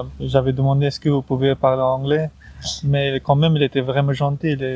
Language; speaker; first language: French; non-native, learner; Persian